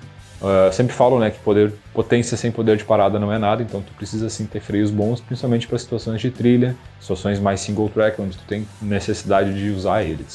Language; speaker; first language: Portuguese; native; Portuguese